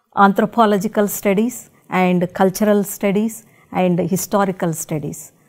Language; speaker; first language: English; non-native, local second language; Telugu